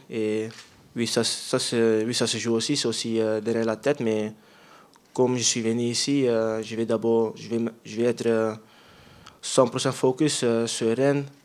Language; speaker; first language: French; non-native, learner; Dutch